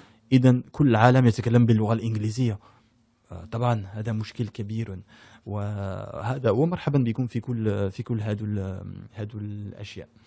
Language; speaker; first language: Arabic; early bilingual, heritage; French